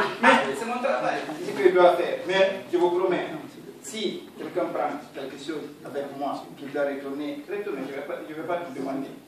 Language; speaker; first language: French; non-native, local second language; Fula